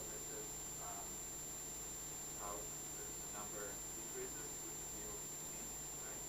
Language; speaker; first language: English; non-native, learner; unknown